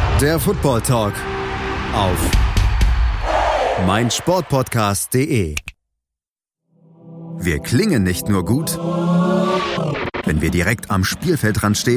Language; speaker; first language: German; native; German